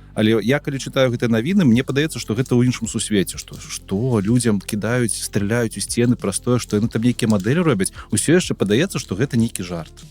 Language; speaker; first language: Belarusian; non-native, local second language; Russian